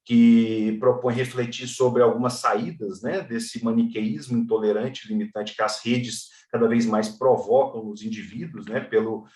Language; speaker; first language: Portuguese; native; Portuguese